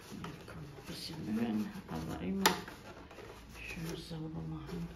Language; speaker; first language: German; non-native, fluent; Croatian